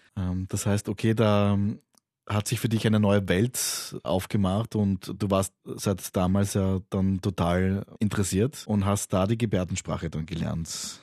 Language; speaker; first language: German; native; German